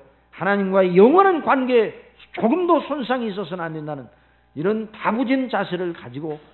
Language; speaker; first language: Korean; native; Korean